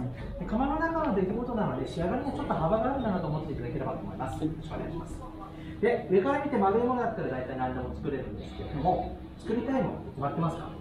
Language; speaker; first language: Japanese; native; Japanese